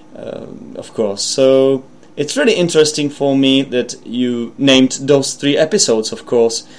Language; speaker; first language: English; non-native, fluent; Czech